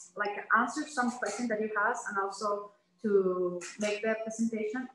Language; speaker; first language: English; non-native, learner; Spanish